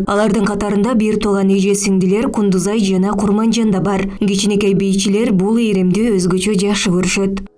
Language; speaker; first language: Kyrgyz; native; Kyrgyz